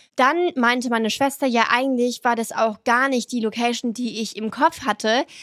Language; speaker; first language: German; early bilingual, other home language; French